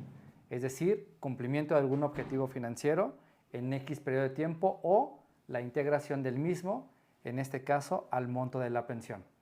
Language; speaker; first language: Spanish; native; Spanish